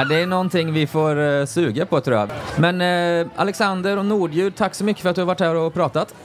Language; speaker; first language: Swedish; native; Swedish